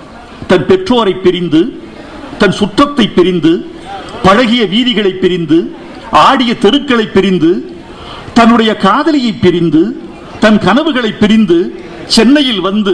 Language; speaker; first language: Tamil; native; Tamil